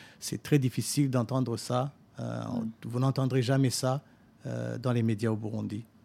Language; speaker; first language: French; non-native, local second language; Rundi